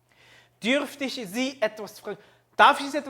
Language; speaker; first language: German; non-native, fluent; Korean